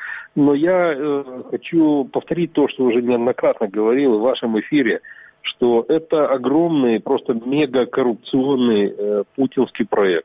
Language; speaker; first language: Russian; native; Russian